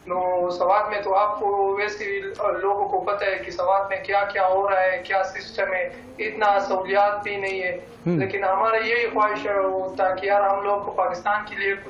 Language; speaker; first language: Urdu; non-native, local second language; Pashto